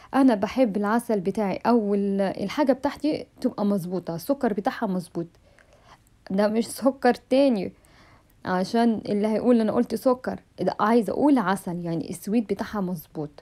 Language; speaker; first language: Arabic; native; Arabic